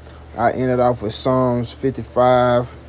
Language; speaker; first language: English; native; English